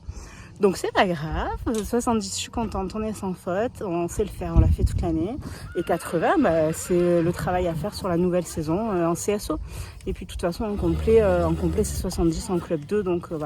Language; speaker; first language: French; native; French